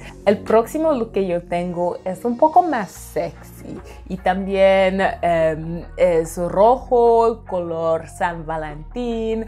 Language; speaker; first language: Spanish; non-native, fluent; English